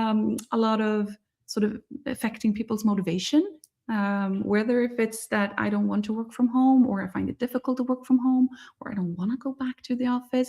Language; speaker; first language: English; non-native, fluent; Swedish